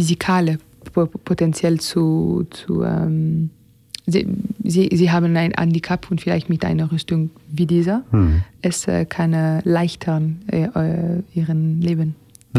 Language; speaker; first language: German; non-native, learner; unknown